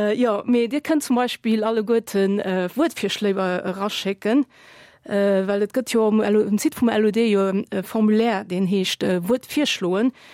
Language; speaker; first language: Luxembourgish; early bilingual, other home language; Portuguese